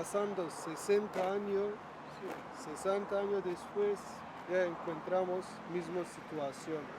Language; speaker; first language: Spanish; non-native, learner; Kurdish